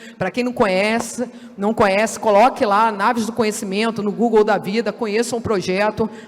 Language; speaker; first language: Portuguese; native; Portuguese